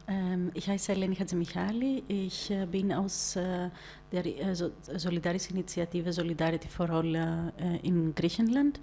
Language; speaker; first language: German; non-native, fluent; Greek